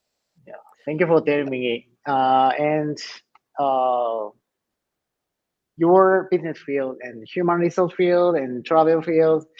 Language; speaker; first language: English; non-native, learner; Japanese